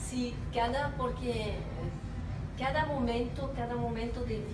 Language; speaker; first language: Portuguese; non-native, learner; Spanish